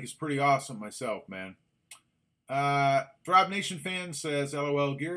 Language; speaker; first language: English; native; English